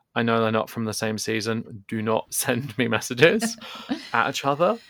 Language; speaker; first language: English; native; English